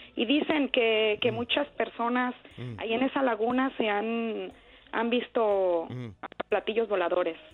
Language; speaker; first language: Spanish; native; Spanish